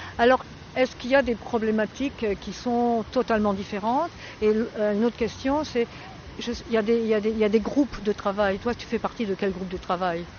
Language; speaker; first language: French; native; French